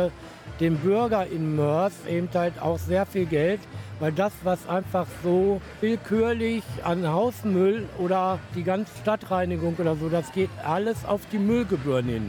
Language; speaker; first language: German; native; German